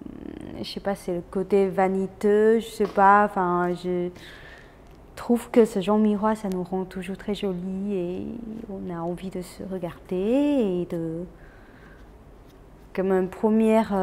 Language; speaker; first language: French; non-native, fluent; Chinese